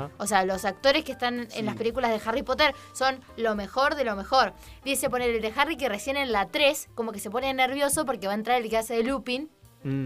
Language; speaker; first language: Spanish; native; Spanish